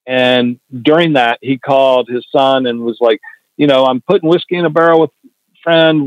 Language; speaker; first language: English; native; English